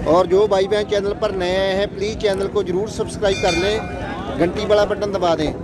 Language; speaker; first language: Hindi; non-native, local second language; Punjabi